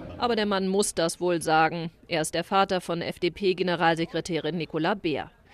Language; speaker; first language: German; native; German